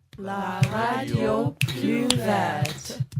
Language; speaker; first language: French; non-native, learner; English